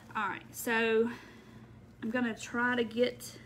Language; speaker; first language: English; native; English